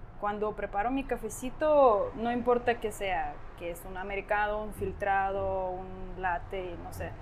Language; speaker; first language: Spanish; non-native, fluent; Ukrainian